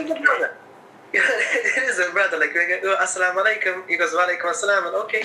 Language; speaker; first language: English; non-native, local second language; Japanese